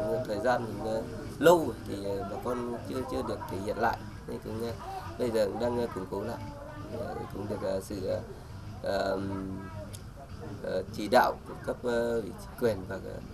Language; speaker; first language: Vietnamese; non-native, local second language; Tày